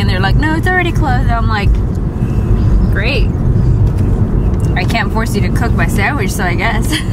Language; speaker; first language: English; early bilingual, other home language; Spanish